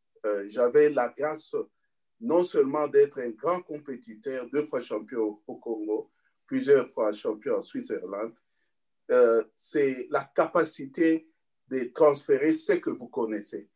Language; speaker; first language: French; non-native, local second language; Lingala